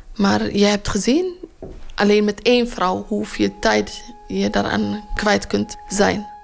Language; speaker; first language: Dutch; non-native, fluent; Tigrinya